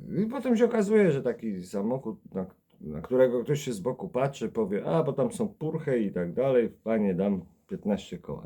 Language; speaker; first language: Polish; native; Polish